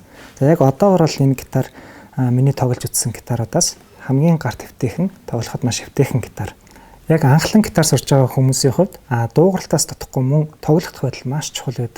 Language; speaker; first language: Mongolian; native; Mongolian